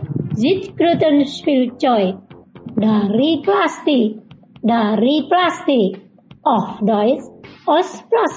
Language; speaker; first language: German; non-native, learner; Indonesian